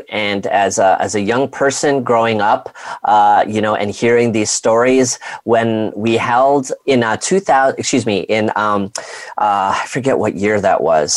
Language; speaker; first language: English; native; English